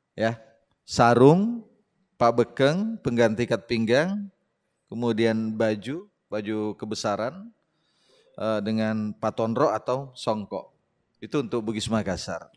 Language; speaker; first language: Indonesian; non-native, local second language; Buginese